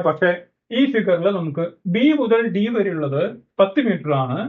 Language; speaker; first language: Malayalam; native; Malayalam